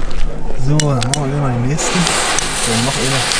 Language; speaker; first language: German; native; German